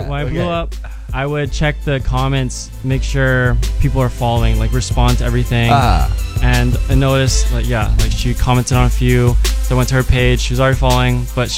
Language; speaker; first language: English; native; English